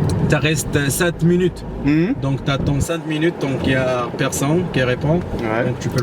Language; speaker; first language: French; non-native, learner; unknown